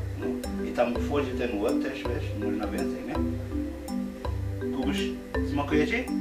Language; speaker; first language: Polish; non-native, fluent; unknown